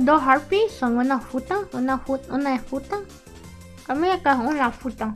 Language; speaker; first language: Spanish; early bilingual, heritage; English